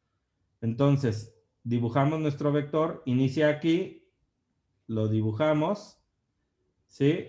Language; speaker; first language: Spanish; native; Spanish